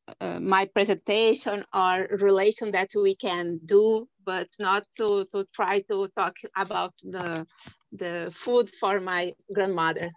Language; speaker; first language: English; non-native, learner; Portuguese